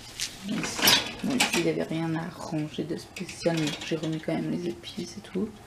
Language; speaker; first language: French; native; French